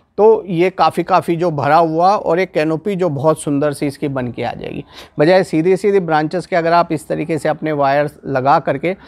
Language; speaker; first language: Hindi; non-native, local second language; Gujarati